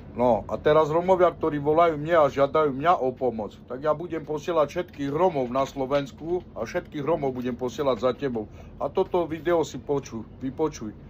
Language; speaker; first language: Slovak; non-native, local second language; Romany